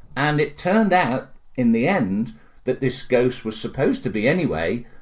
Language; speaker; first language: English; native; English